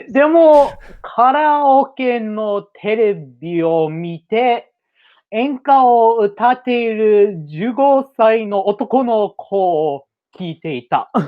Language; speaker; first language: Japanese; non-native, learner; English